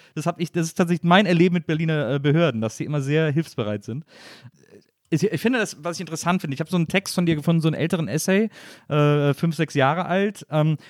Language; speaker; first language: German; native; German